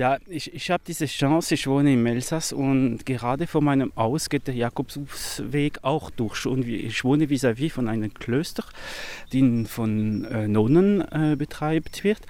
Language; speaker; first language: German; non-native, fluent; French